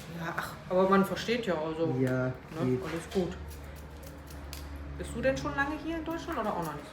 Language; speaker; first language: German; native; German